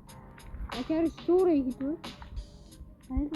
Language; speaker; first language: Turkish; non-native, learner; Uzbek